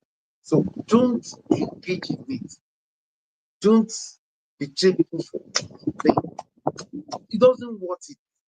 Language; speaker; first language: English; non-native, local second language; Yoruba